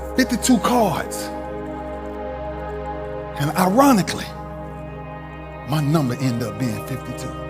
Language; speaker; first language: English; native; English